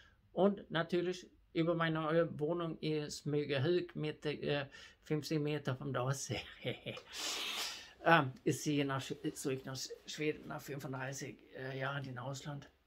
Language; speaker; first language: German; non-native, learner; Swedish